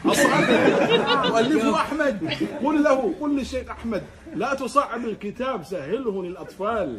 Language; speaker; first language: Arabic; native; Arabic